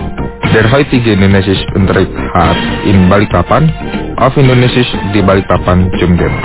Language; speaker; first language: German; non-native, fluent; Indonesian